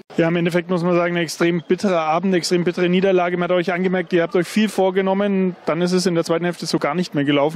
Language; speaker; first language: German; native; German